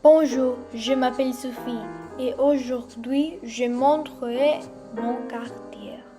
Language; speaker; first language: French; non-native, learner; Spanish